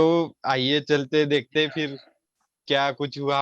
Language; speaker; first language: Hindi; native; Hindi